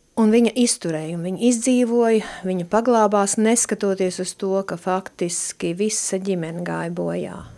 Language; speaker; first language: Latvian; native; Latvian